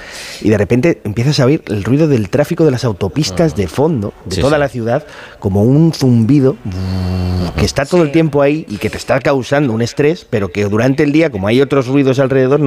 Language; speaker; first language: Spanish; native; Spanish